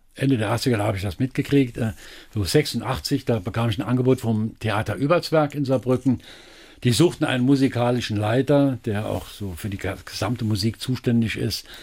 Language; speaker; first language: German; native; German